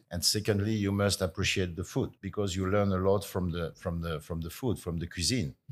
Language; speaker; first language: English; non-native, fluent; French